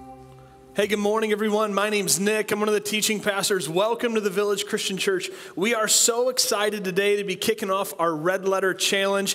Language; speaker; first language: English; native; English